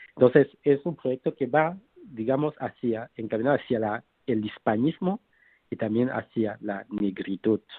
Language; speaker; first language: Spanish; non-native, fluent; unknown